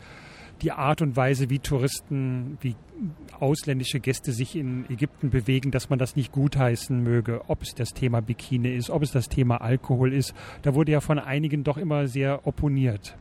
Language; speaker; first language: German; native; German